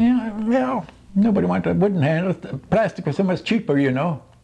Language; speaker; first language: English; non-native, fluent; Swedish